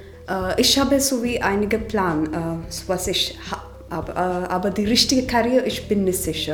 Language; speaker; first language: German; non-native, learner; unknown